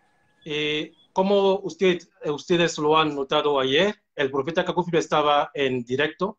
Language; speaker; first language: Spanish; non-native, fluent; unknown